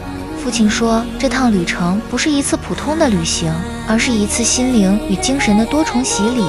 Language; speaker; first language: Chinese; native; Chinese